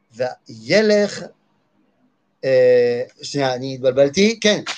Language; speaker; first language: Hebrew; non-native, fluent; French